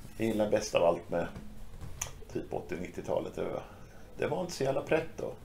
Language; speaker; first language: Swedish; native; Swedish